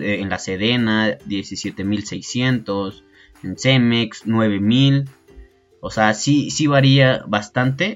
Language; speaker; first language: Spanish; native; Spanish